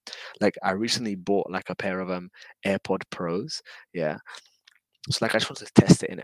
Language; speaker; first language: English; native; English